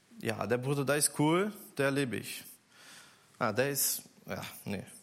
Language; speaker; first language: German; non-native, learner; Portuguese